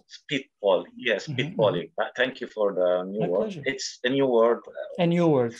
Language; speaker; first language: English; non-native, fluent; Arabic